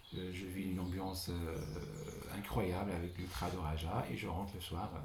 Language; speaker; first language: French; non-native, local second language; Arabic